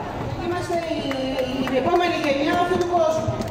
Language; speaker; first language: Greek; native; Greek